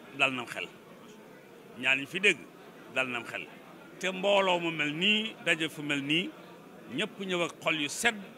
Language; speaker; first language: Wolof; non-native, local second language; Fula